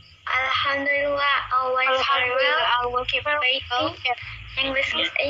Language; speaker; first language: English; non-native, learner; Indonesian